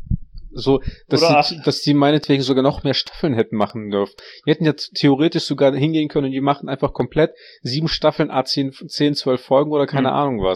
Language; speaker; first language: German; native; German